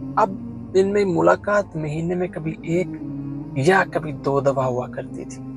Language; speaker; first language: Urdu; non-native, local second language; Punjabi